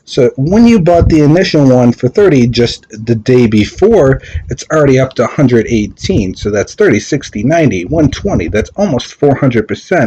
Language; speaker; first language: English; native; English